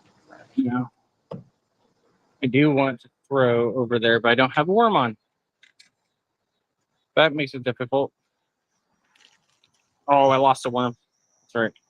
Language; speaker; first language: English; native; English